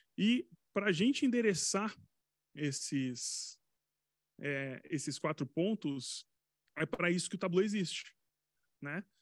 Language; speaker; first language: Portuguese; native; Portuguese